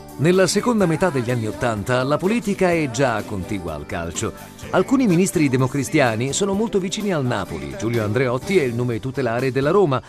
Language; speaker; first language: Italian; native; Italian